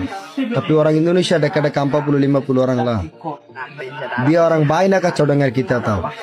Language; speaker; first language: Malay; non-native, learner; Bangla